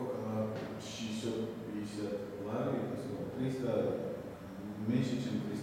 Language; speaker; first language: Russian; non-native, fluent; Georgian